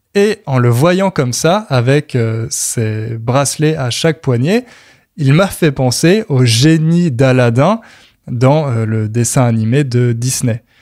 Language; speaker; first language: French; native; French